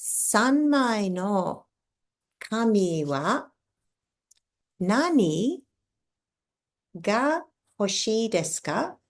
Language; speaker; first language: Japanese; non-native, fluent; English